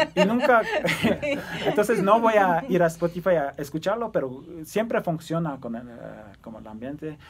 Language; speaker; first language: Spanish; early bilingual, other home language; Turkish